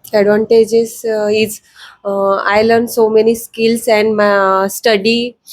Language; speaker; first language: English; non-native, learner; Marathi